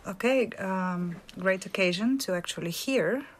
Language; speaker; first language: English; non-native, fluent; Bulgarian